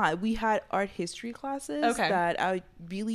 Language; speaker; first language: English; non-native, fluent; Haitian Creole